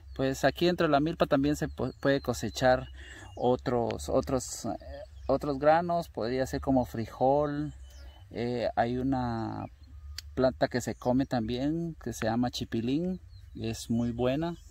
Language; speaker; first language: Spanish; native; Spanish